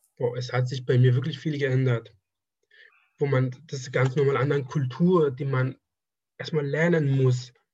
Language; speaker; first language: German; non-native, fluent; Persian